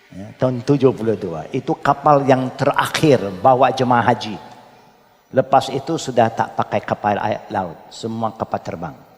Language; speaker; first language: Malay; non-native, local second language; Chinese